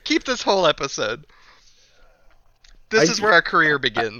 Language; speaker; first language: English; native; English